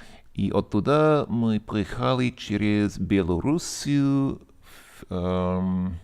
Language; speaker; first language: Russian; non-native, learner; English